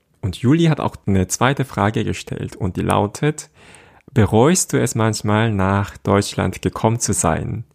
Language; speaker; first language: German; non-native, fluent; Korean